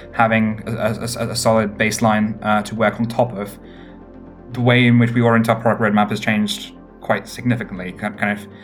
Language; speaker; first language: English; native; English